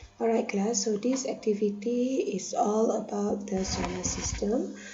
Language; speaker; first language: English; non-native, local second language; Malay